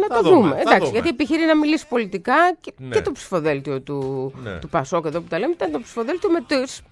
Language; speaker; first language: Greek; native; Greek